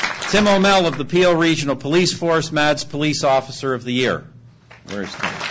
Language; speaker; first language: English; native; English